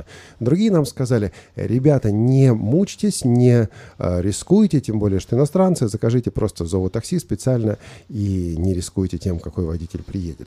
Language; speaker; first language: Russian; native; Russian